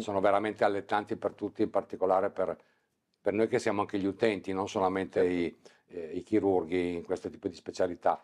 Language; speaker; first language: Italian; native; Italian